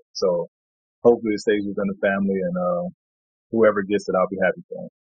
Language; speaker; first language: English; native; English